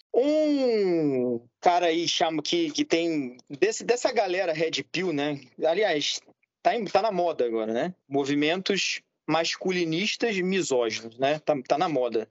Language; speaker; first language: Portuguese; native; Portuguese